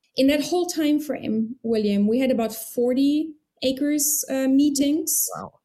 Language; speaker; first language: English; non-native, fluent; German